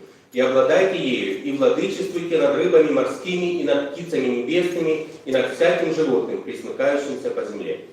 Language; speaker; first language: Russian; native; Russian